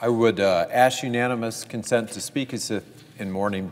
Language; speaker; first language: English; native; English